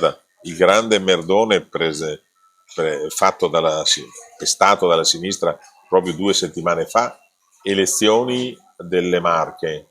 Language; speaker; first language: Italian; native; Italian